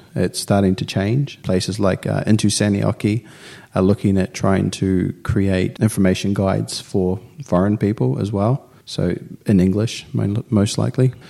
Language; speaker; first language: English; native; English